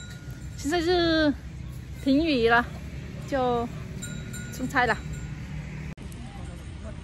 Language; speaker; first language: Chinese; non-native, fluent; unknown